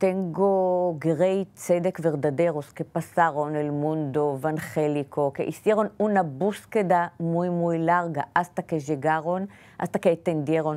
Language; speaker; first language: Spanish; non-native, fluent; Hebrew